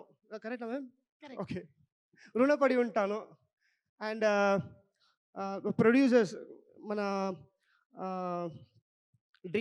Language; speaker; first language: Telugu; non-native, local second language; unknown